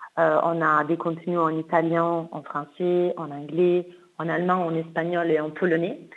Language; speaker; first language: French; non-native, fluent; Italian